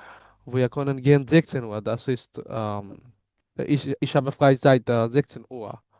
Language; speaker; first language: German; non-native, learner; Bangla